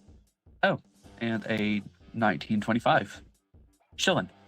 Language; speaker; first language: English; native; English